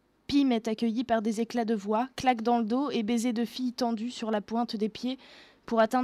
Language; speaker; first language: French; native; French